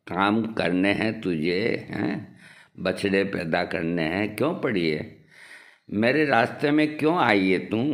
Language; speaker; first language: Hindi; native; Hindi